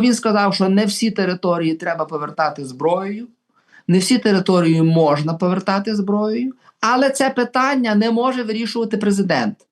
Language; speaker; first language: Ukrainian; native; Ukrainian